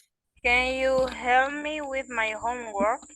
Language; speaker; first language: English; non-native, learner; Spanish